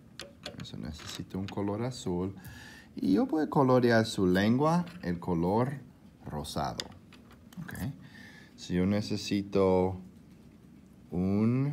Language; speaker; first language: Spanish; non-native, fluent; English